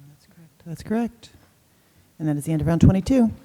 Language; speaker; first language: English; native; English